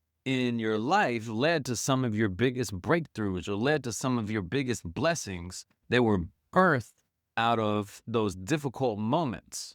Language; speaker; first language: English; native; English